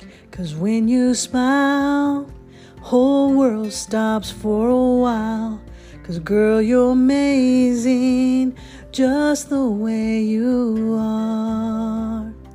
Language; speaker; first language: English; native; English